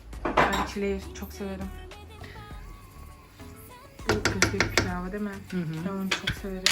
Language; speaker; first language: Turkish; non-native, learner; Kazakh